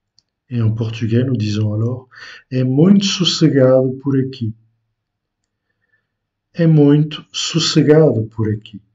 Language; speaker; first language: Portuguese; non-native, fluent; French